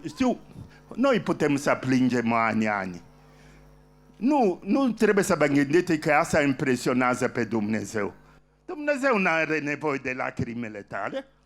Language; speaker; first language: Romanian; non-native, fluent; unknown